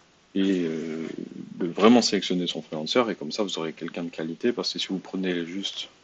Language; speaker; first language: French; native; French